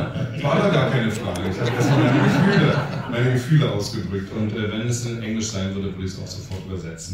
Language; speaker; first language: German; native; German